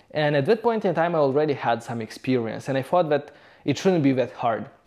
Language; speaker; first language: English; non-native, fluent; Romanian